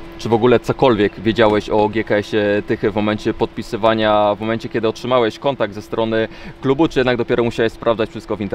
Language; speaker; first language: Polish; native; Polish